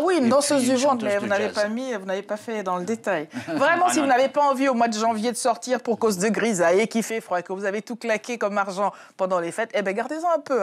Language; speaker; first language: French; native; French